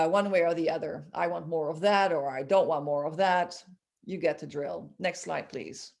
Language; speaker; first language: English; non-native, fluent; Dutch